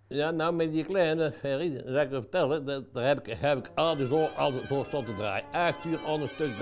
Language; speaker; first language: Dutch; native; Dutch